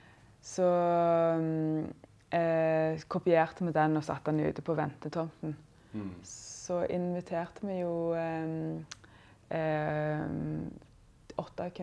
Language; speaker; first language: Norwegian; native; Norwegian